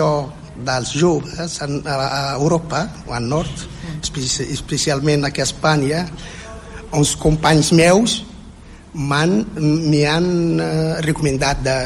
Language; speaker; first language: Catalan; non-native, fluent; Berber languages